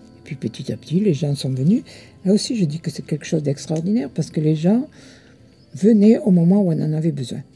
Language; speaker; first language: French; early bilingual, other home language; Italian